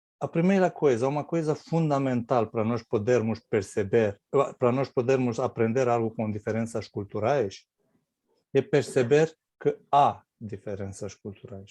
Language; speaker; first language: Portuguese; non-native, fluent; Romanian